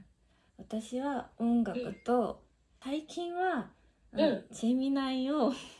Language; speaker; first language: Japanese; non-native, learner; Korean